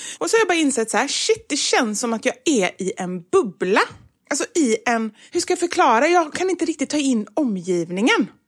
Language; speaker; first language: Swedish; native; Swedish